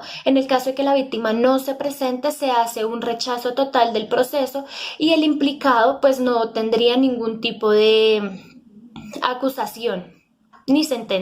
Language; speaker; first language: Spanish; native; Spanish